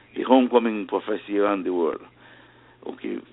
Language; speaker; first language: French; non-native, local second language; Haitian Creole